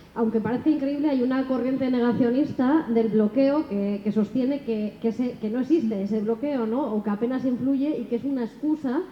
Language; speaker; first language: Spanish; native; Spanish